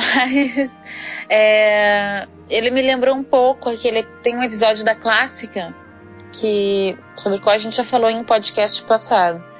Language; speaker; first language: Portuguese; native; Portuguese